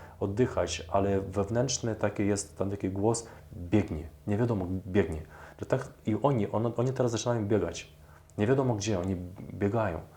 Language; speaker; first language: Polish; non-native, fluent; Ukrainian